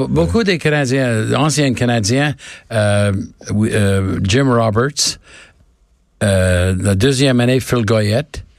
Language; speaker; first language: French; non-native, learner; English